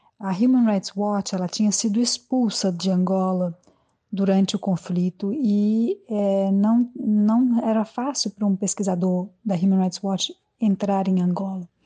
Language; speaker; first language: Portuguese; native; Portuguese